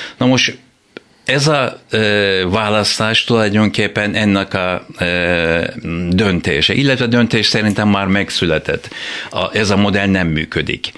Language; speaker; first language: Hungarian; non-native, fluent; Turkish